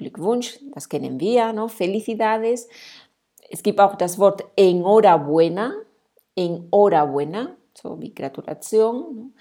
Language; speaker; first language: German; non-native, fluent; Spanish